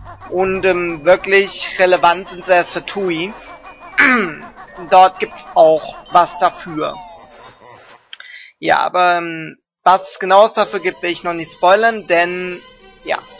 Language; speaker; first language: German; native; German